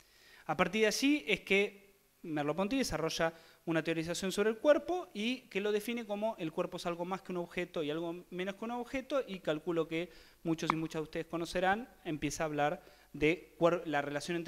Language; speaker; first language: Spanish; native; Spanish